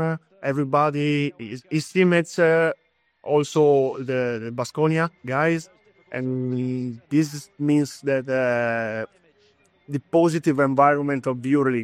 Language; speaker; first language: English; non-native, fluent; Italian